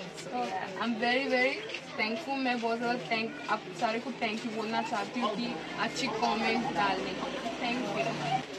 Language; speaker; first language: Hindi; non-native, learner; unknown